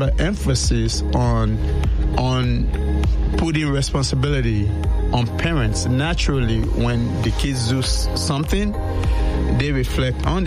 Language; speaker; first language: English; non-native, local second language; Yoruba